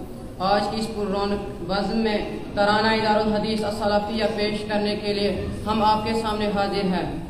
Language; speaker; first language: Hindi; native; Hindi